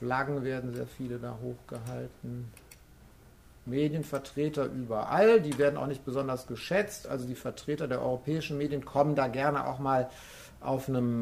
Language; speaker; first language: German; native; German